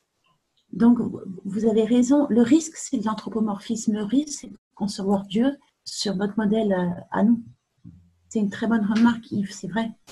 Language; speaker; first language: French; native; French